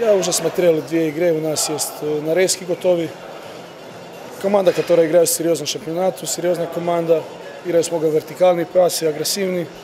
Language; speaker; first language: Russian; non-native, learner; Croatian